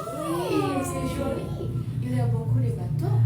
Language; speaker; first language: French; non-native, learner; Indonesian